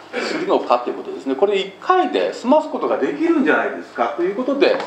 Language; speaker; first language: Japanese; native; Japanese